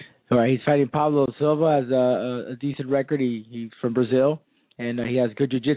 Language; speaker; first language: English; early bilingual, other home language; Spanish